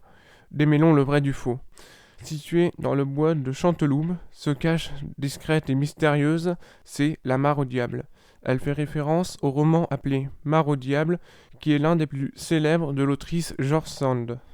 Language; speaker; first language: French; native; French